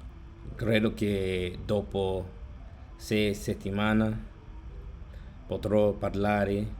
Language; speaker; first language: Italian; non-native, learner; English